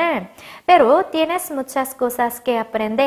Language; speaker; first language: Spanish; non-native, fluent; Korean